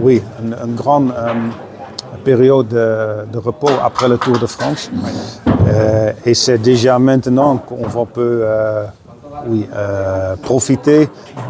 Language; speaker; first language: French; non-native, fluent; Dutch